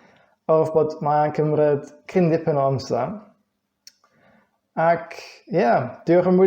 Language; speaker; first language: Welsh; non-native, fluent; Dutch